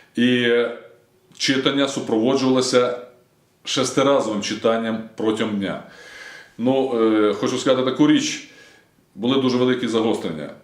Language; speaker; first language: Ukrainian; native; Ukrainian